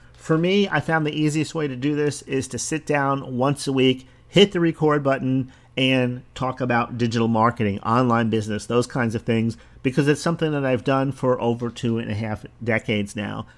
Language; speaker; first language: English; early bilingual, other home language; Italian